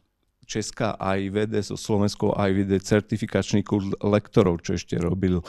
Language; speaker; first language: Slovak; native; Slovak